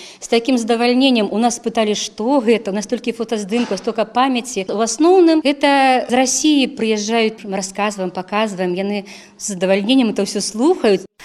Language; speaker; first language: Belarusian; native; Belarusian